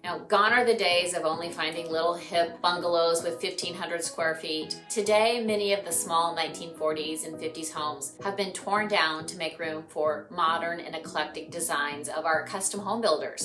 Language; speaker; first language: English; native; English